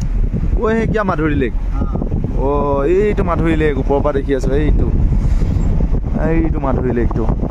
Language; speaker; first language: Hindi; non-native, local second language; Assamese